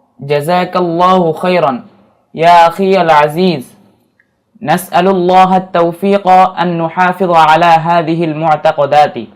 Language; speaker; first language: Arabic; non-native, learner; Bangla